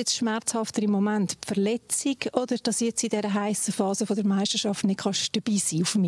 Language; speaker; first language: German; native; German